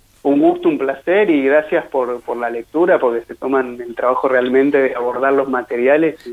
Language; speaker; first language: Spanish; native; Spanish